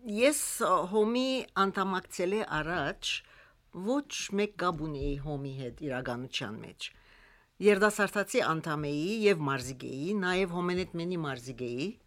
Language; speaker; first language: Armenian; early bilingual, heritage; Armenian